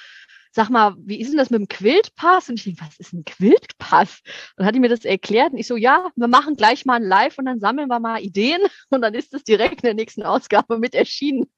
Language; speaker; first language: German; native; German